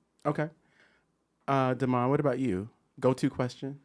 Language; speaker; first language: English; native; English